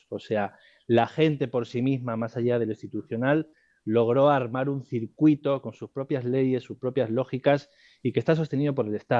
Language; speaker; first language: Spanish; native; Spanish